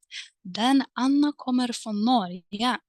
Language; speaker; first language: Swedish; non-native, fluent; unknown